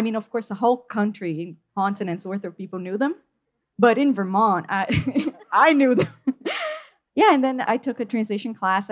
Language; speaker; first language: English; non-native, fluent; Portuguese